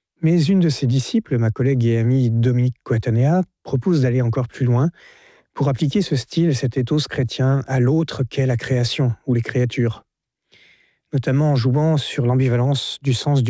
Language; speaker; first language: French; native; French